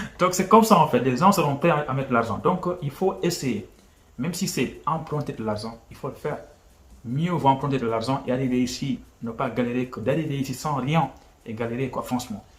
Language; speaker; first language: French; non-native, local second language; Wolof